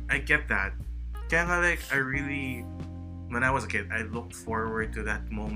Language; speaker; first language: English; non-native, local second language; Filipino